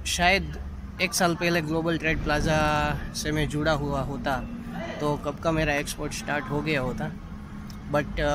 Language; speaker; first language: Hindi; non-native, local second language; Gujarati